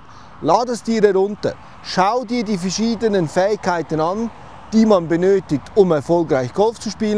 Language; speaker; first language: German; native; German